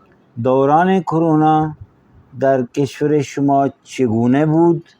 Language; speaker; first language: Persian; non-native, fluent; Urdu